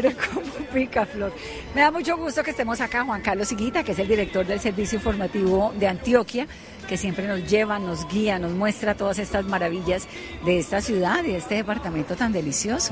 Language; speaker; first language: Spanish; native; Spanish